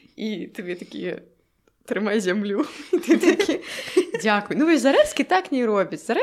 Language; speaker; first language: Belarusian; non-native, local second language; Russian